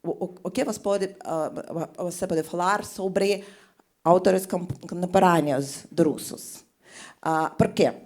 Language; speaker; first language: Portuguese; non-native, fluent; Russian